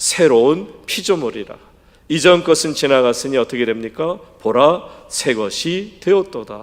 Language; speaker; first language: Korean; native; Korean